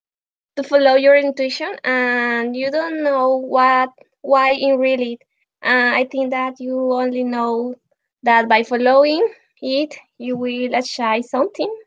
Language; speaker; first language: English; non-native, learner; Spanish